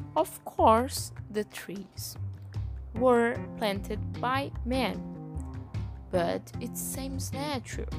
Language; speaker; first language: English; non-native, fluent; Portuguese